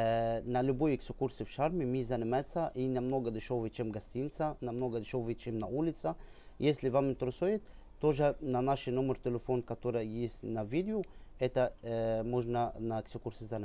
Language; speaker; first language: Russian; non-native, learner; Arabic